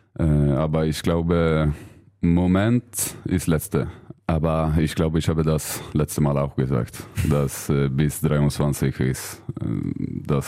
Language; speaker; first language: German; non-native, learner; Swedish